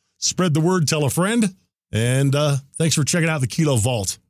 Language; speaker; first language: English; native; English